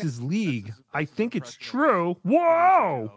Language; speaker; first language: English; native; English